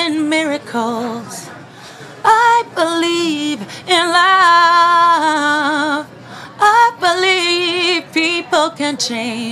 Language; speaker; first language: English; non-native, fluent; Bosnian